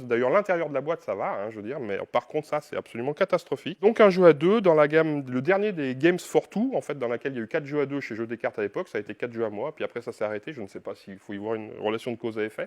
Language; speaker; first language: French; native; French